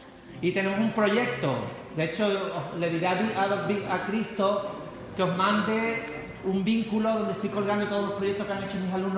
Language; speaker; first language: Spanish; native; Spanish